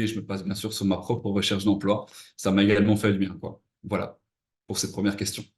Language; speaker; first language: French; native; French